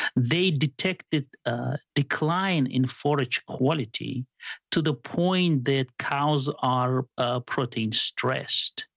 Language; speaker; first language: English; non-native, fluent; Georgian